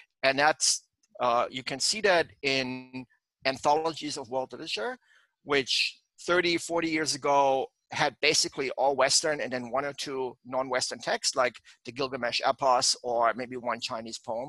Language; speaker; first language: English; non-native, fluent; German